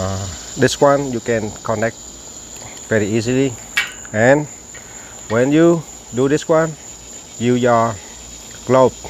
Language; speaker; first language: English; non-native, local second language; Vietnamese